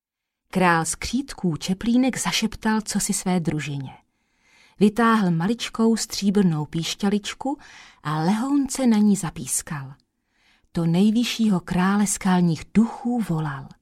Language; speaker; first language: Czech; native; Czech